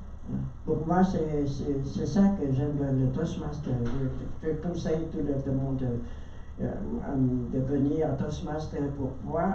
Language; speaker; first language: French; non-native, learner; Vietnamese